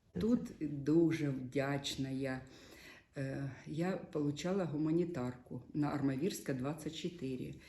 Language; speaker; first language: Ukrainian; non-native, local second language; Russian